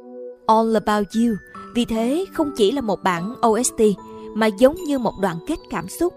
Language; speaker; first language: Vietnamese; native; Vietnamese